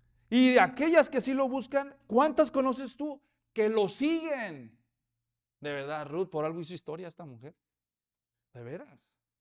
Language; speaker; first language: Spanish; native; Spanish